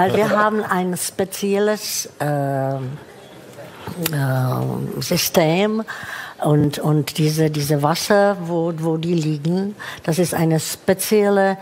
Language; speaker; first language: German; non-native, fluent; Czech